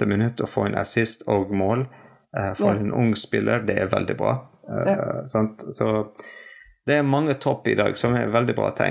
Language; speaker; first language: Norwegian; non-native, fluent; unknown